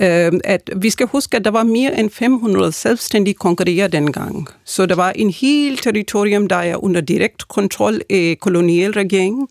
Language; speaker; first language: Danish; non-native, fluent; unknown